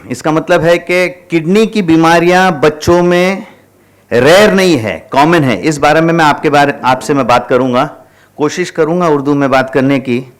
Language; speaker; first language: Hindi; non-native, local second language; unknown